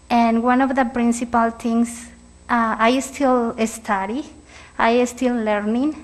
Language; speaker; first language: English; non-native, learner; Spanish